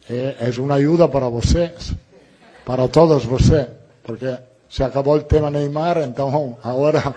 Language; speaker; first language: Portuguese; non-native, learner; Italian